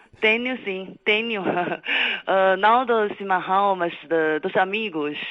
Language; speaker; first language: Portuguese; non-native, fluent; Chinese